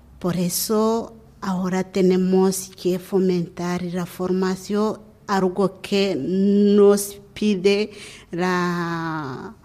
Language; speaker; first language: Spanish; non-native, learner; Kinyarwanda